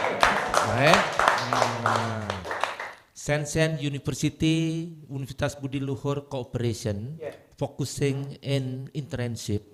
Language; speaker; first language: English; non-native, learner; Indonesian